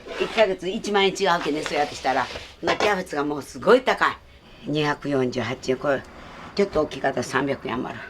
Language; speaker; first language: Japanese; native; Japanese